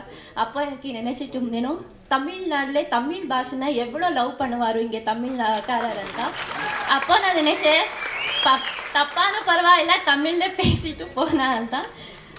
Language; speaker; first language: Tamil; non-native, learner; Kannada